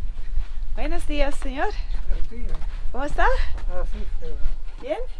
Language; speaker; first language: Spanish; non-native, learner; Dutch